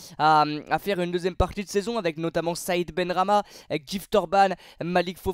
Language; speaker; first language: French; native; French